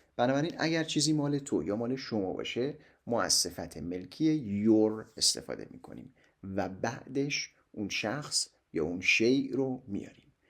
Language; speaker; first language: Persian; native; Persian